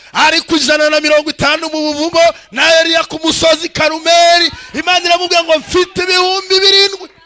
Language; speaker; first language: Kinyarwanda; early bilingual, heritage; Kinyarwanda